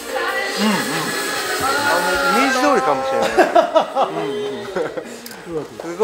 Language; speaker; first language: Japanese; native; Japanese